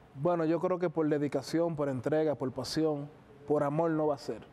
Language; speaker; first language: Spanish; native; Spanish